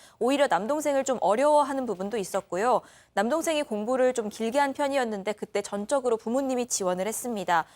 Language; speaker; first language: Korean; native; Korean